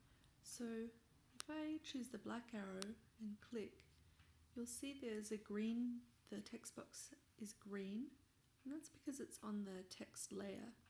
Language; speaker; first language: English; native; English